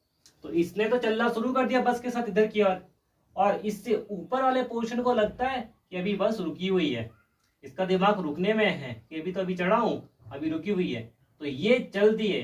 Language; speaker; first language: Hindi; native; Hindi